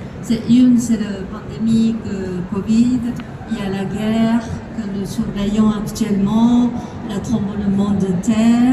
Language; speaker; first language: French; non-native, fluent; Japanese